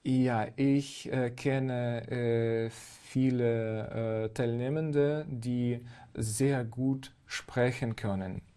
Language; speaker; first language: German; non-native, fluent; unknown